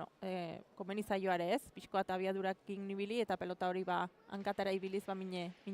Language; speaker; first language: Basque; native; Basque